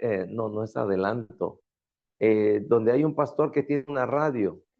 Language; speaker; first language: Spanish; native; Spanish